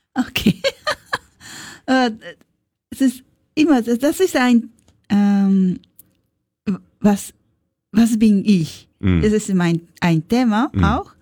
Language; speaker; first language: German; non-native, learner; Japanese